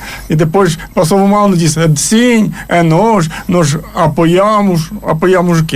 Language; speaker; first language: Portuguese; non-native, learner; Ukrainian